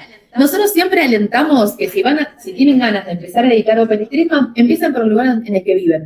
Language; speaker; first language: Spanish; native; Spanish